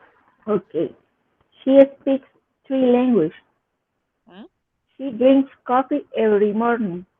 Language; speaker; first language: English; non-native, learner; Spanish